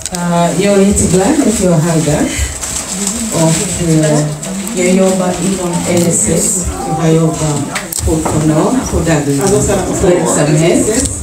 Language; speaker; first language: Swedish; non-native, fluent; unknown